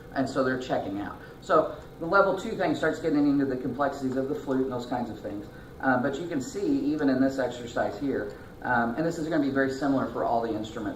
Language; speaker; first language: English; native; English